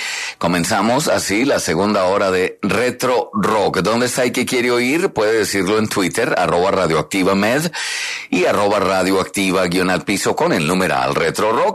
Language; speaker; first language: Spanish; native; Spanish